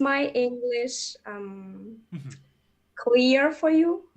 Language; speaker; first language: English; non-native, fluent; Russian